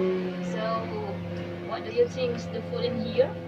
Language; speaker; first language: English; non-native, learner; Indonesian